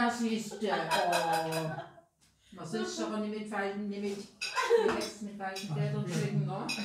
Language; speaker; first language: German; native; German